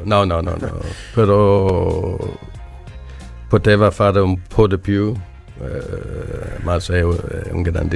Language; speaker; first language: Italian; non-native, learner; Swedish